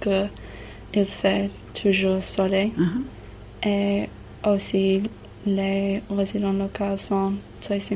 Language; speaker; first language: French; non-native, learner; English